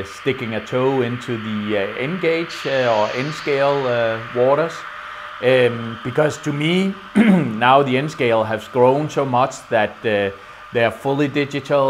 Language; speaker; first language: English; non-native, fluent; Danish